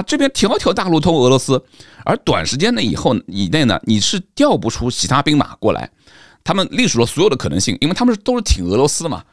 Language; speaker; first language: Chinese; native; Chinese